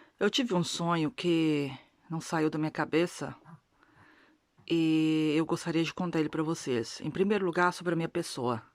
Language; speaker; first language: Portuguese; non-native, learner; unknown